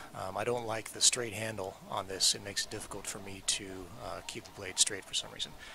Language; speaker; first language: English; native; English